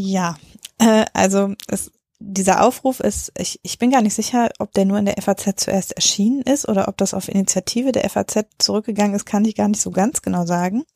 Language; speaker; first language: German; native; German